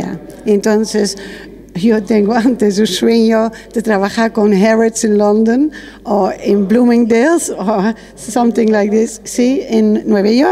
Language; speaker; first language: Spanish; non-native, learner; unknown